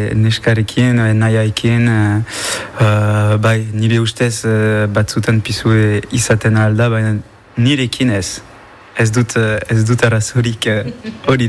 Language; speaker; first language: Basque; non-native, local second language; French